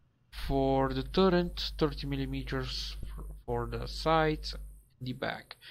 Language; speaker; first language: English; non-native, fluent; Bulgarian